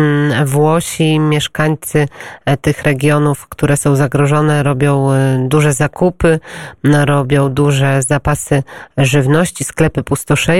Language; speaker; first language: Polish; native; Polish